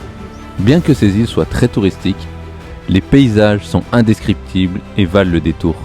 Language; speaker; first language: French; native; French